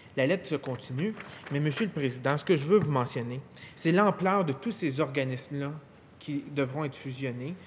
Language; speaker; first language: French; native; French